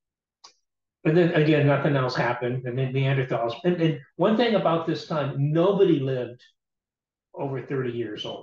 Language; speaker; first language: English; native; English